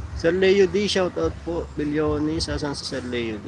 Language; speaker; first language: Filipino; native; Filipino